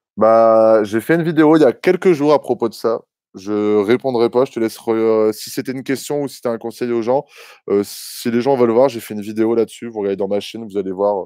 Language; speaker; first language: French; native; French